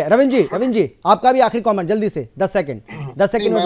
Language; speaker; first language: Hindi; native; Hindi